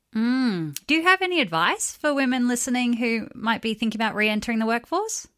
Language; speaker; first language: English; native; English